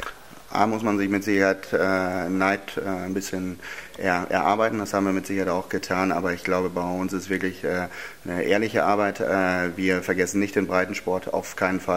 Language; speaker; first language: German; native; German